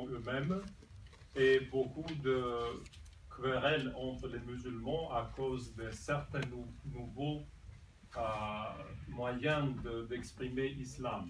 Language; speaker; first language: French; non-native, fluent; Serbian